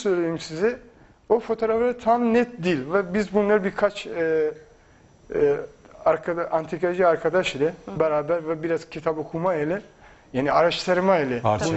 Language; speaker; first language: Turkish; non-native, fluent; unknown